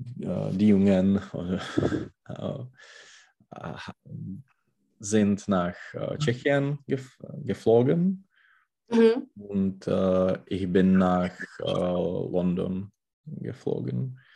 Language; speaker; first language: German; non-native, learner; Czech